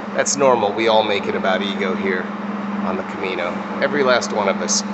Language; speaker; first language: English; native; English